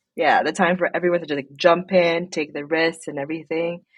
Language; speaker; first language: English; non-native, local second language; Filipino